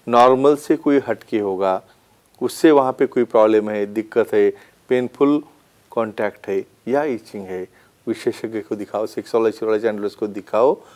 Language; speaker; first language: Hindi; non-native, local second language; Marathi